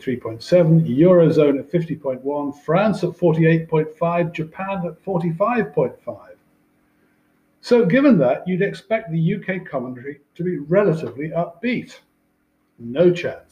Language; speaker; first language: English; native; English